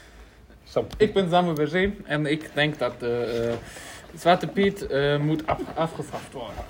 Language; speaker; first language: Dutch; non-native, learner; German